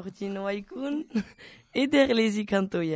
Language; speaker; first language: Basque; native; Basque